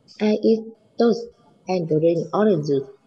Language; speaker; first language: English; non-native, learner; Vietnamese